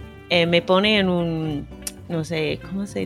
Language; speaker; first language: Spanish; non-native, fluent; English